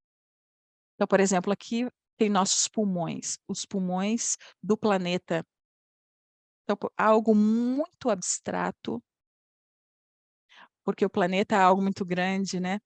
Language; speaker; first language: Portuguese; non-native, fluent; Polish